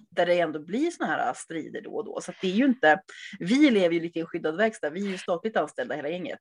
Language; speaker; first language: Swedish; native; Swedish